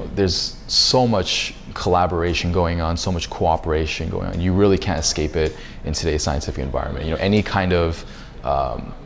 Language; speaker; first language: English; native; English